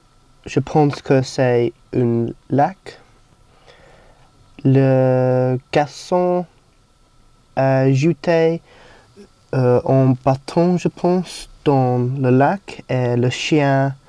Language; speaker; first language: French; non-native, learner; English